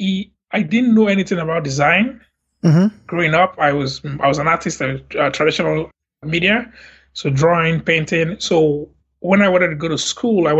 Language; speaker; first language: English; non-native, local second language; Igbo